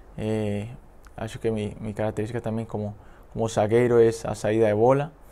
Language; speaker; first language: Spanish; native; Spanish